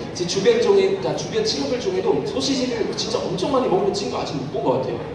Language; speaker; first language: Korean; non-native, fluent; German